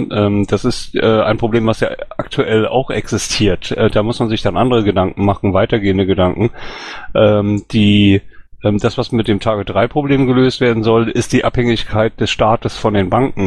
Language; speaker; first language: German; native; German